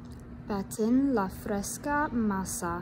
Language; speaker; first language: Spanish; non-native, learner; English